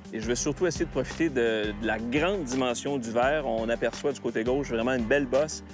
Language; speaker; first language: French; native; French